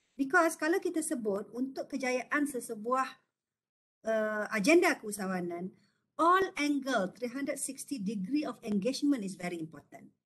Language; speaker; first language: Malay; native; Malay